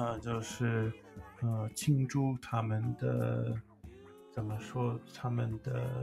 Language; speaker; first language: Chinese; non-native, learner; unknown